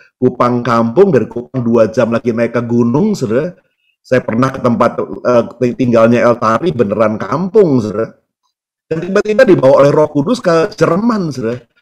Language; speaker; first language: Indonesian; native; Indonesian